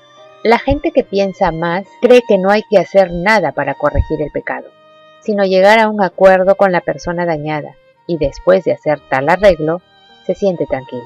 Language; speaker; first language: Spanish; native; Spanish